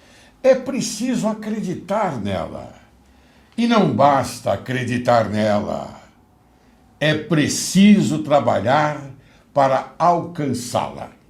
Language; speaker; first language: Portuguese; native; Portuguese